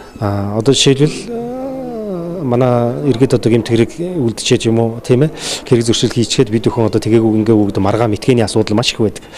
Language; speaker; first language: Mongolian; native; Mongolian